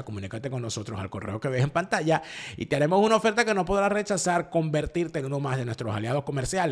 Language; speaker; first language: Spanish; native; Spanish